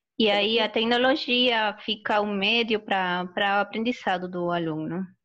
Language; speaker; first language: Portuguese; non-native, fluent; Spanish